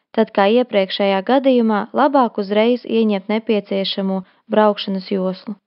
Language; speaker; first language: Latvian; non-native, local second language; Russian